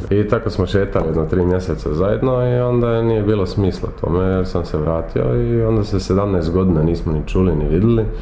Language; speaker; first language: Croatian; early bilingual, heritage; Croatian